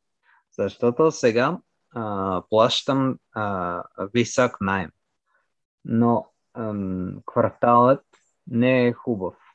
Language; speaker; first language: Bulgarian; non-native, learner; French